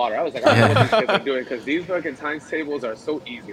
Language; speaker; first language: English; early bilingual, other home language; Spanish